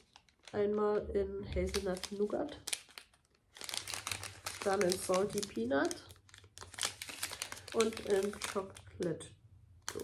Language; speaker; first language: German; native; German